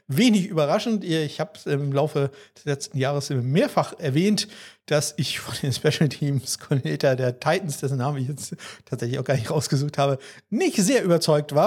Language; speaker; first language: German; native; German